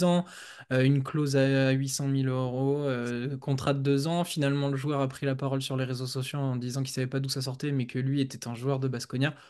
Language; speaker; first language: French; native; French